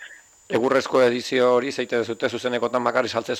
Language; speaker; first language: Basque; native; Basque